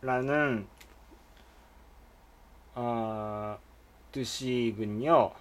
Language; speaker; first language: Korean; non-native, fluent; Japanese